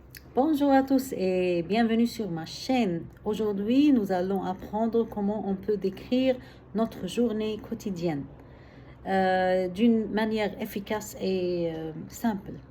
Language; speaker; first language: French; non-native, fluent; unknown